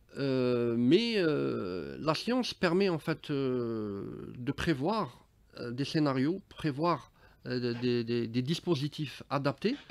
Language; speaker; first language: French; non-native, local second language; Arabic